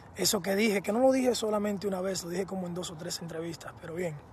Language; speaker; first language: Spanish; early bilingual, heritage; Spanish